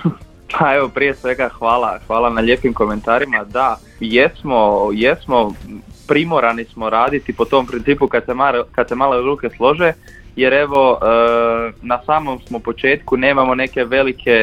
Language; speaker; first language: Croatian; native; Croatian